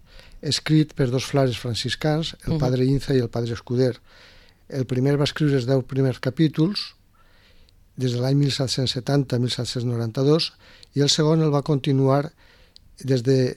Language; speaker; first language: Catalan; native; Catalan